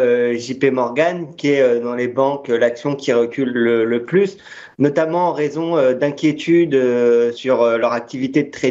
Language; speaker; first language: French; native; French